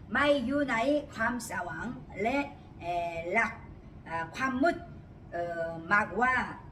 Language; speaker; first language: Thai; non-native, learner; Korean